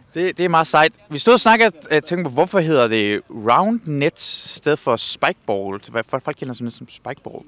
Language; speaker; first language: Danish; non-native, fluent; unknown